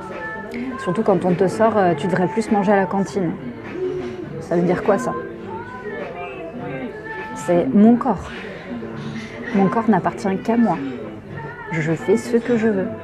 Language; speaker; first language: French; native; French